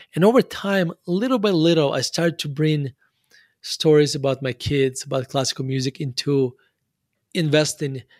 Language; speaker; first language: English; non-native, fluent; Russian